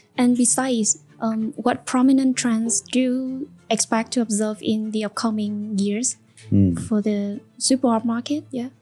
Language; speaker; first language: English; non-native, fluent; Vietnamese